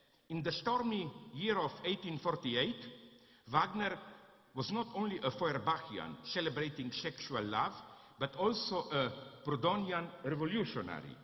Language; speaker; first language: English; non-native, fluent; Slovenian